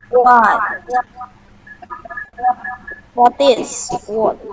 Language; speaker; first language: English; non-native, learner; Chinese